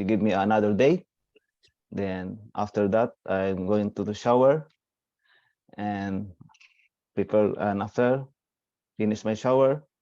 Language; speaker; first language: English; non-native, learner; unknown